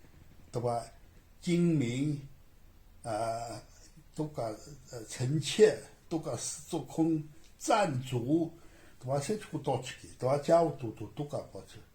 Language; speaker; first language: Bulgarian; non-native, learner; Chinese